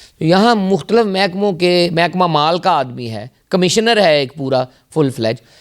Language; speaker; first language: Urdu; non-native, local second language; Punjabi